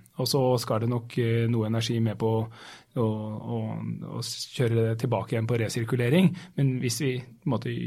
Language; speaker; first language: Norwegian; native; Norwegian